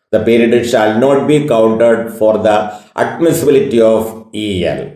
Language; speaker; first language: English; non-native, local second language; Malayalam